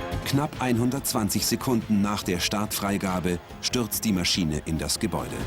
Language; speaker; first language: German; native; German